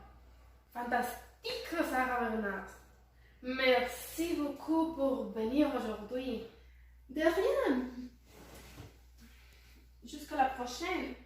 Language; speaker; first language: French; non-native, learner; Spanish